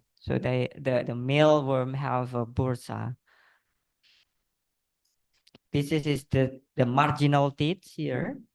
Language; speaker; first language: English; non-native, learner; Indonesian